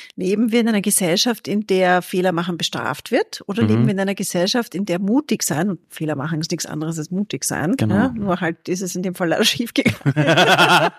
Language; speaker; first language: German; native; German